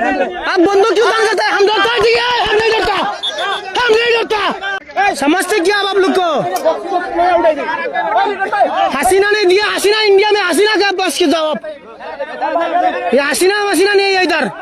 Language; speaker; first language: Hindi; non-native, learner; Bangla